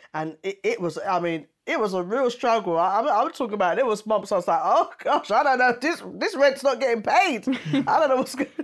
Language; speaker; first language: English; native; English